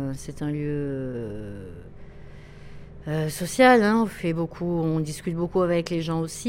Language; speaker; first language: French; native; French